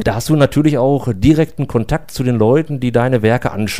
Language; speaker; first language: German; native; German